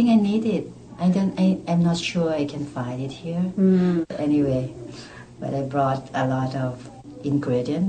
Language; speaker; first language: English; non-native, learner; Thai